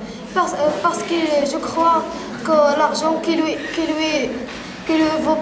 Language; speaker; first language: French; non-native, learner; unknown